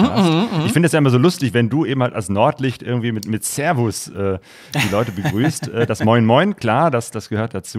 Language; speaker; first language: German; native; German